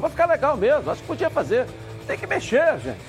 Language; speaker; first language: Portuguese; native; Portuguese